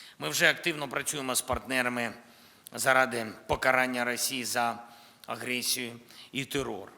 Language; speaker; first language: Ukrainian; non-native, local second language; Russian